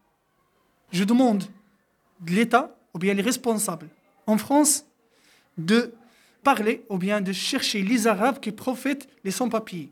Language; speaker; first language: French; non-native, local second language; Arabic